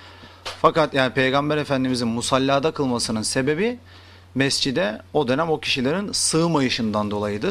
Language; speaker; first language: Turkish; native; Turkish